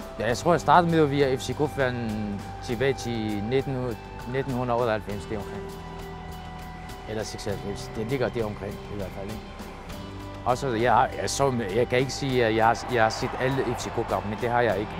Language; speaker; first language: Danish; non-native, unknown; Arabic